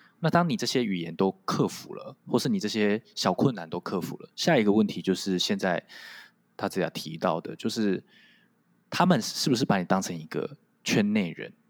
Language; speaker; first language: Chinese; non-native, local second language; Min Nan Chinese